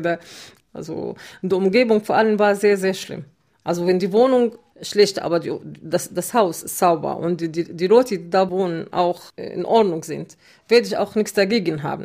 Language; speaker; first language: German; non-native, fluent; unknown